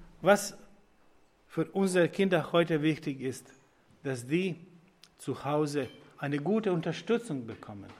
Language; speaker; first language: German; non-native, learner; Croatian